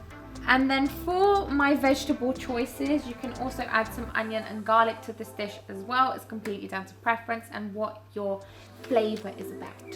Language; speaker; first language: English; native; English